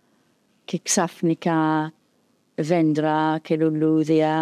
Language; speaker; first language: Greek; non-native, fluent; English